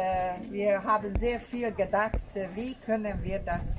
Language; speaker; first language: German; non-native, learner; Hungarian